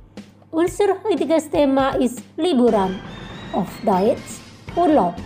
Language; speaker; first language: German; non-native, fluent; Indonesian